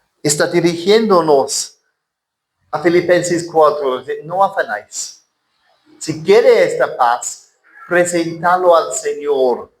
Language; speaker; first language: Spanish; non-native, fluent; English